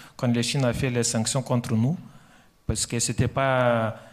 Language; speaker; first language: French; non-native, fluent; Lithuanian